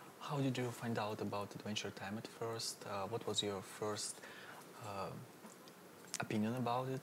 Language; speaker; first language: English; non-native, fluent; Russian